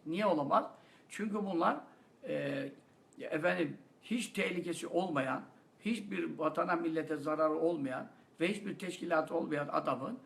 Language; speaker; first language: Turkish; native; Turkish